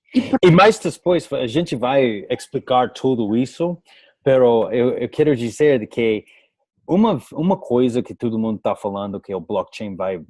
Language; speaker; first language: Portuguese; non-native, learner; English